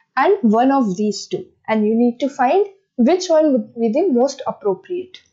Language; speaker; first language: English; non-native, local second language; Hindi